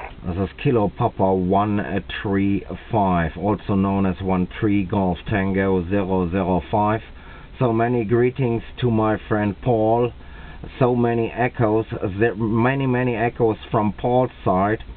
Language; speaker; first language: English; non-native, fluent; German